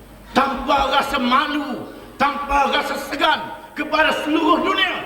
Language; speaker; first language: Malay; native; Malay